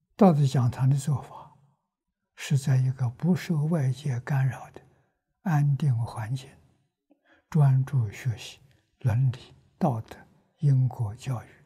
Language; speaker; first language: Chinese; native; Chinese